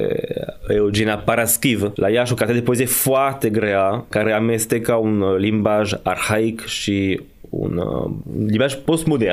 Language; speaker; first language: Romanian; non-native, fluent; French